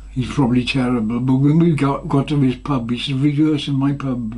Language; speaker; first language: English; native; English